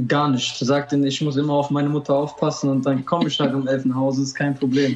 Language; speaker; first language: German; early bilingual, other home language; Albanian